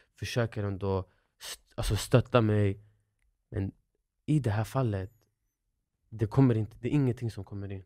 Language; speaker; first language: Swedish; early bilingual, other home language; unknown